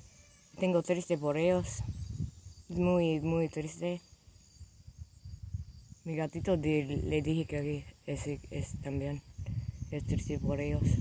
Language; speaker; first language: Spanish; non-native, learner; English